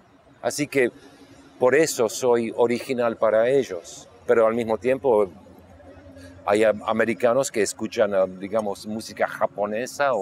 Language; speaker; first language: Spanish; non-native, local second language; English